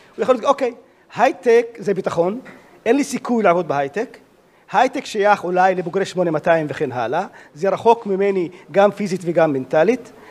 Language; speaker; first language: Hebrew; non-native, local second language; Arabic